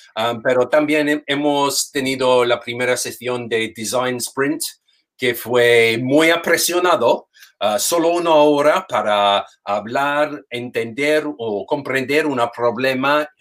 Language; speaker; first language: Spanish; non-native, fluent; English